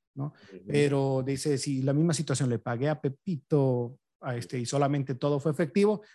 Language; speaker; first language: Spanish; native; Spanish